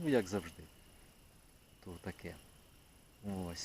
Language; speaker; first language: Ukrainian; native; Ukrainian